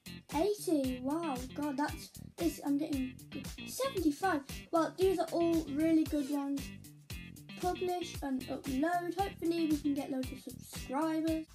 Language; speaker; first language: English; native; English